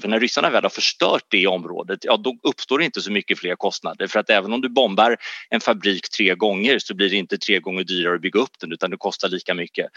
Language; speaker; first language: Swedish; native; Swedish